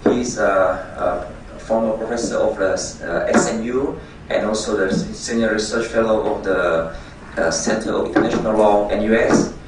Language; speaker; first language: English; non-native, fluent; Vietnamese